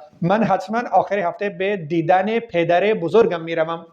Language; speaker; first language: Persian; non-native, fluent; Urdu